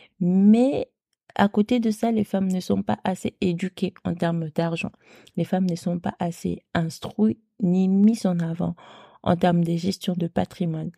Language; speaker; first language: French; non-native, local second language; Lingala